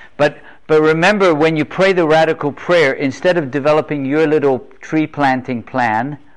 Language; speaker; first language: English; native; English